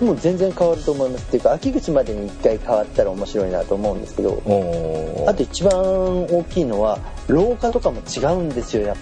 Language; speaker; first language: Japanese; native; Japanese